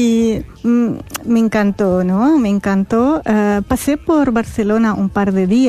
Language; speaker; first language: Spanish; non-native, fluent; Arabic